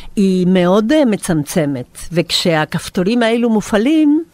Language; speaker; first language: Hebrew; non-native, fluent; Spanish